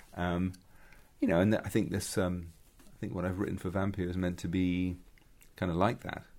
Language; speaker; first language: English; native; English